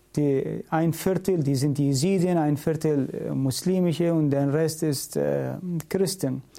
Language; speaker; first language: German; non-native, learner; Syriac